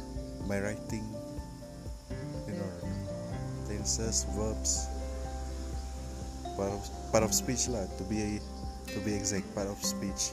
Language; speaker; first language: English; non-native, local second language; Malay